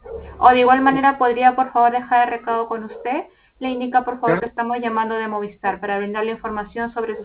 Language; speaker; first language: Spanish; native; Spanish